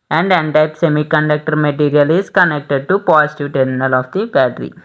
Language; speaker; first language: English; non-native, local second language; Telugu